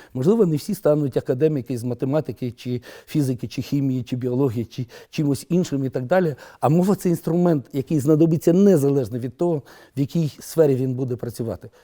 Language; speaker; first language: Ukrainian; non-native, local second language; Romanian